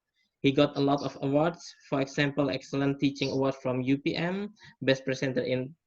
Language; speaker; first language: English; non-native, fluent; Indonesian